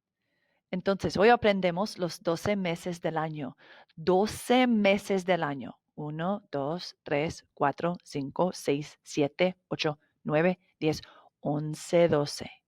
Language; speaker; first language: Spanish; non-native, fluent; English